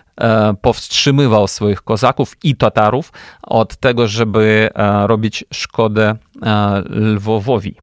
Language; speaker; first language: Polish; non-native, fluent; Ukrainian